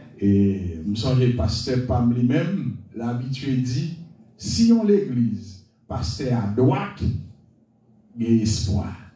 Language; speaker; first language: French; non-native, local second language; Haitian Creole